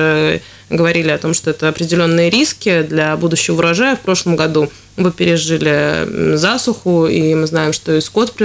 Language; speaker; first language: Russian; native; Russian